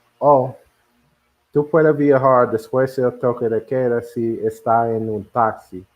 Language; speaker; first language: Spanish; non-native, learner; English